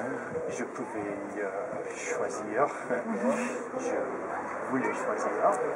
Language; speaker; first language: French; non-native, fluent; English